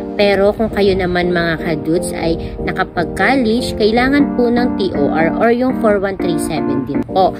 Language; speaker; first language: Filipino; native; Filipino